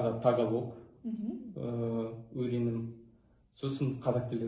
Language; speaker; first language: Kazakh; non-native, local second language; Russian